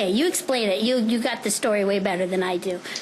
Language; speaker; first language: English; native; English